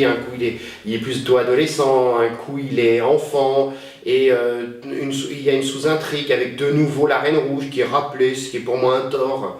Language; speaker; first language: French; native; French